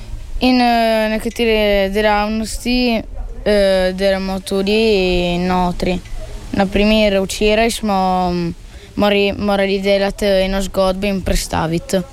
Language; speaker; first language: Slovenian; early bilingual, heritage; Italian